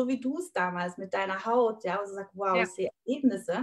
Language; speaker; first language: German; native; German